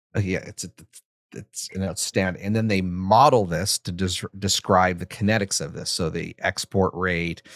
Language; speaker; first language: English; native; English